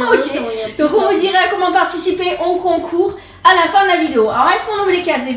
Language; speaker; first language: French; native; French